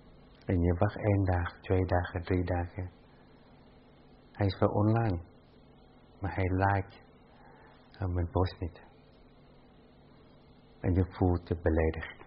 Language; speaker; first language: Dutch; non-native, fluent; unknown